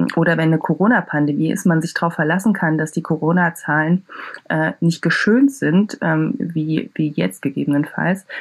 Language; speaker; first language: German; native; German